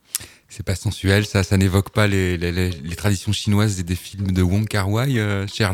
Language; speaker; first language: French; native; French